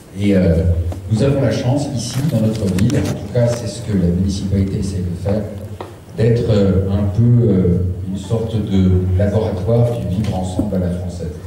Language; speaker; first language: French; early bilingual, other home language; Swiss German